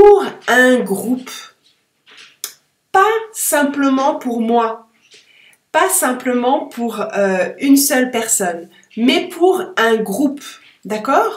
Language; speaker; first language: French; native; French